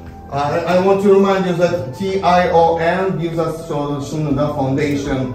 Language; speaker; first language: English; non-native, fluent; Russian